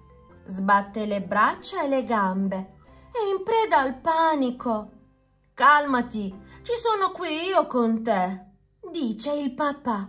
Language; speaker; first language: Italian; native; Italian